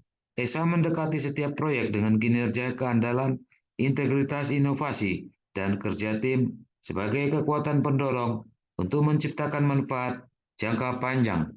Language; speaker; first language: Indonesian; native; Indonesian